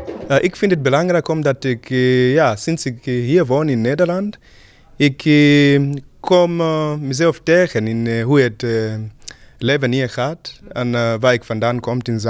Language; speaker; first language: Dutch; non-native, fluent; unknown